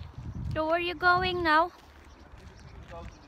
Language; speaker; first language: English; non-native, local second language; Cebuano